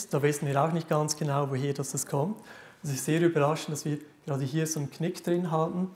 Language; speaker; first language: German; native; German